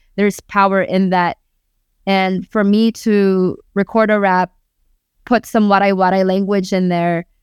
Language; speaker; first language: English; early bilingual, other home language; Waray